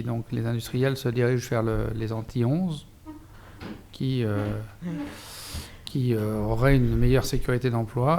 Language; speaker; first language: French; native; French